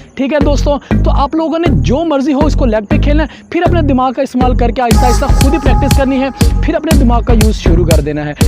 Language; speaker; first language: Urdu; non-native, local second language; Punjabi